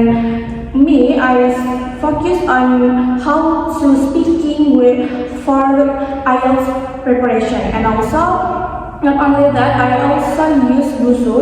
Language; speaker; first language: English; non-native, fluent; Indonesian